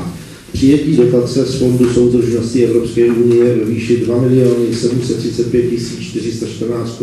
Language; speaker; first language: Czech; native; Czech